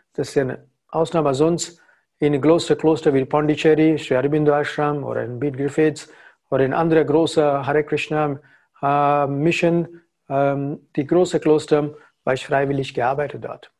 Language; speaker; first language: German; non-native, learner; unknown